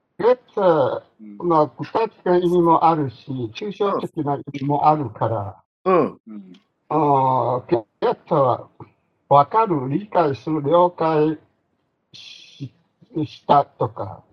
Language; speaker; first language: Japanese; non-native, fluent; Chinese